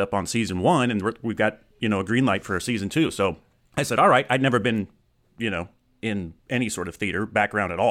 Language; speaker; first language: English; native; English